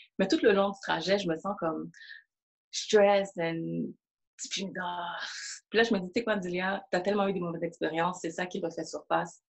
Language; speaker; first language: French; early bilingual, other home language; Haitian Creole